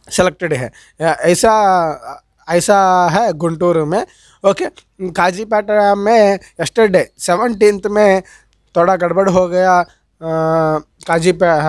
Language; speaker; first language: Hindi; non-native, local second language; Telugu